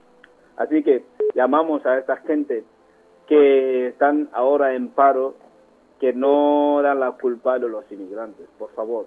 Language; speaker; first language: Spanish; non-native, fluent; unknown